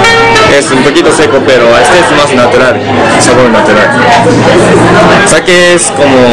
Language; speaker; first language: Spanish; non-native, learner; Japanese